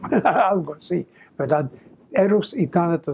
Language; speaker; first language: Spanish; non-native, fluent; English